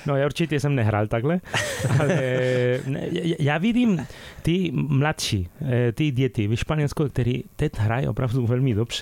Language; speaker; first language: Czech; non-native, fluent; Spanish